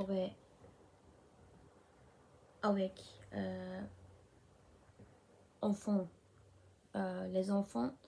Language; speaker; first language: French; non-native, learner; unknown